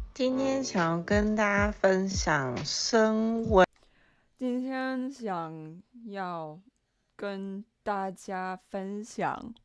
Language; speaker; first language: Chinese; non-native, learner; English